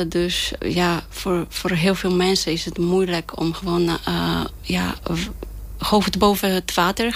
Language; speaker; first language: Dutch; non-native, fluent; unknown